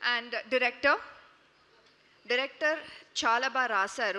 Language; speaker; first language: Telugu; non-native, local second language; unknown